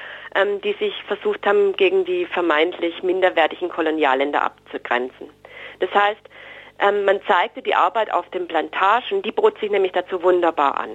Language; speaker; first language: German; native; German